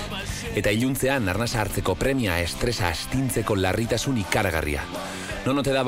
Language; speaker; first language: Basque; native; Basque